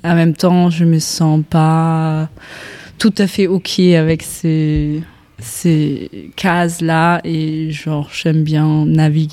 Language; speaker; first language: French; non-native, fluent; German